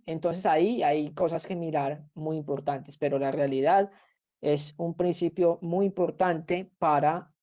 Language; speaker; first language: Spanish; native; Spanish